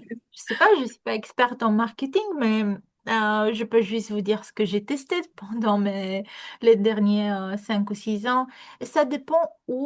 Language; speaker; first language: French; non-native, fluent; Romanian